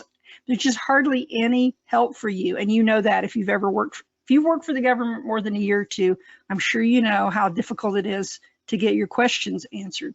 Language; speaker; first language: English; native; English